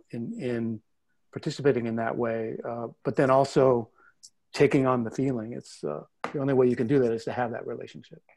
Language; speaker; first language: English; native; English